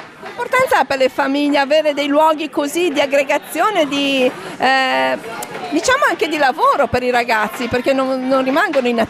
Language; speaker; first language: Italian; native; Italian